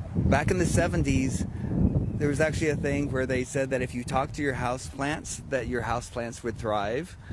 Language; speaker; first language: English; native; English